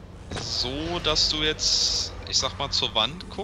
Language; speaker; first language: German; native; German